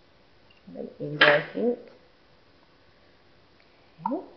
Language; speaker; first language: English; native; English